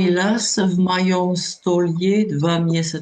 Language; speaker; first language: Russian; non-native, learner; French